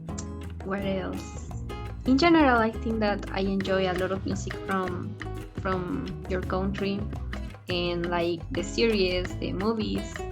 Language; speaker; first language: English; non-native, fluent; Spanish